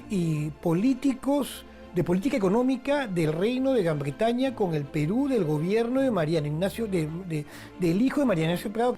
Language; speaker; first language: Spanish; native; Spanish